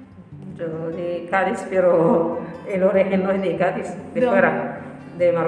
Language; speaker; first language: Spanish; non-native, learner; Arabic